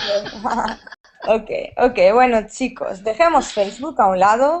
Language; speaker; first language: Spanish; native; Spanish